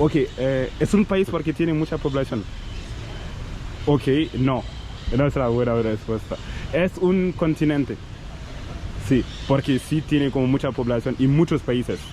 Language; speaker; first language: Spanish; non-native, local second language; French